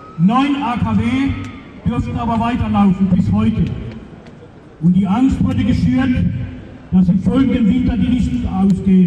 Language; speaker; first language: German; native; German